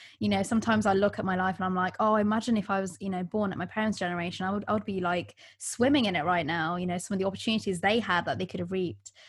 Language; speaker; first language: English; early bilingual, other home language; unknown